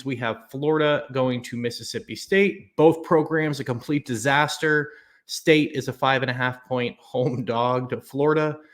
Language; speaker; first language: English; native; English